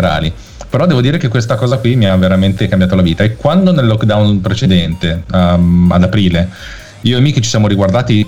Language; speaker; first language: Italian; native; Italian